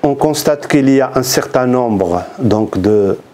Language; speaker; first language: French; non-native, local second language; Arabic